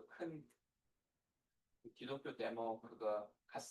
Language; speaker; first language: Korean; non-native, learner; English